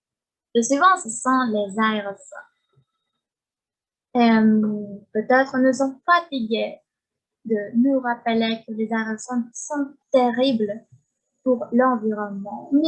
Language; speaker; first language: French; non-native, learner; Spanish